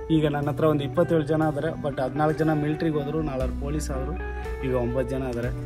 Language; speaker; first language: Kannada; non-native, local second language; Tamil